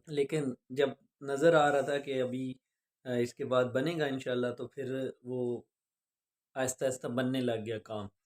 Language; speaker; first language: Urdu; non-native, local second language; Punjabi